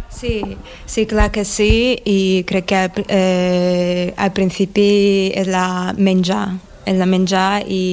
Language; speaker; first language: Catalan; non-native, learner; Russian